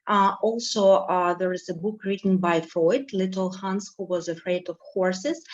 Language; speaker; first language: English; non-native, fluent; Ukrainian